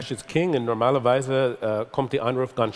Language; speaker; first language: German; non-native, fluent; English